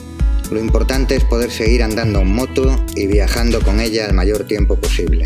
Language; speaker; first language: Spanish; native; Spanish